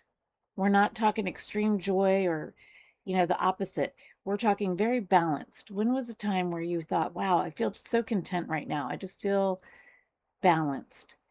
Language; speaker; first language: English; native; English